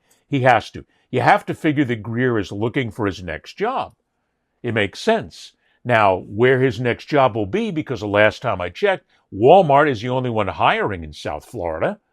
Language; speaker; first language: English; native; English